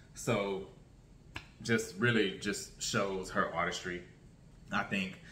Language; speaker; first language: English; native; English